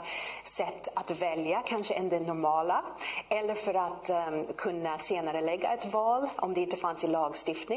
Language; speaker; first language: Swedish; non-native, fluent; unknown